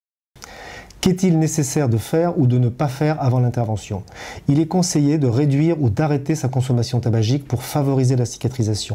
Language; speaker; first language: French; native; French